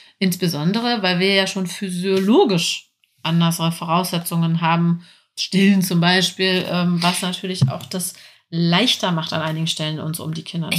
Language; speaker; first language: German; native; German